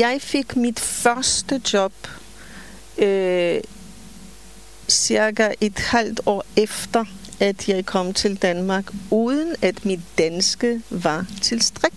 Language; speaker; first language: Danish; non-native, fluent; Polish